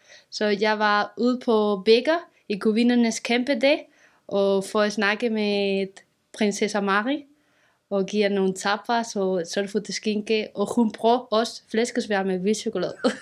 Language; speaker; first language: Danish; non-native, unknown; Spanish